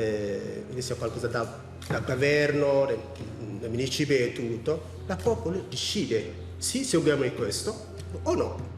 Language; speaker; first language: Italian; non-native, learner; Tigrinya